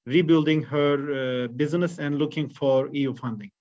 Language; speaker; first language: English; non-native, fluent; Turkish